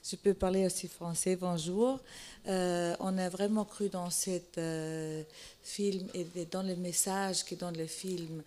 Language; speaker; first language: French; non-native, fluent; Italian